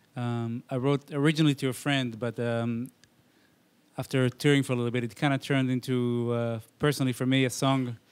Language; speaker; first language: English; non-native, fluent; Hebrew